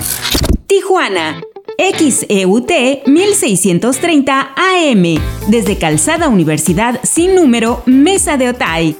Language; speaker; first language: Spanish; native; Spanish